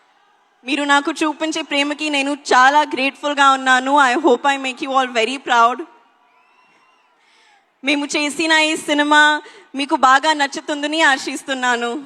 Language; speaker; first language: Telugu; non-native, learner; Hindi